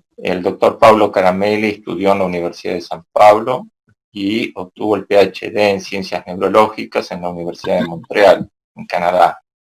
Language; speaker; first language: Spanish; native; Spanish